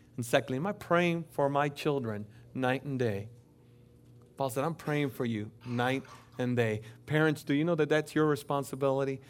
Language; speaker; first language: English; native; English